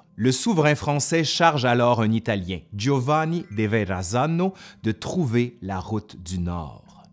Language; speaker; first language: French; native; French